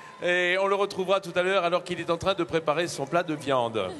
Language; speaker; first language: French; native; French